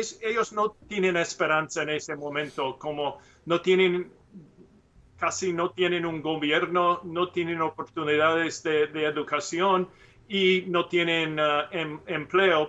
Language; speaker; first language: Spanish; non-native, learner; English